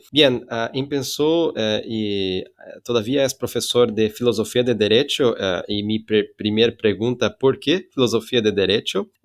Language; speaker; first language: Spanish; non-native, fluent; Portuguese